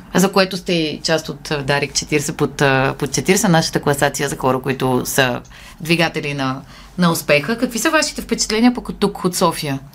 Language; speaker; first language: Bulgarian; native; Bulgarian